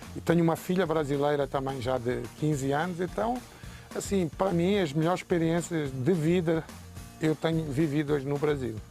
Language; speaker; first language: Portuguese; native; Portuguese